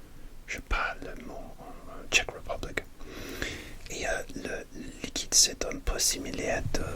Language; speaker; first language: French; non-native, learner; English